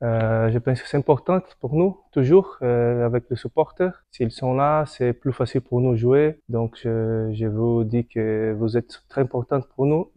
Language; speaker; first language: French; non-native, fluent; Portuguese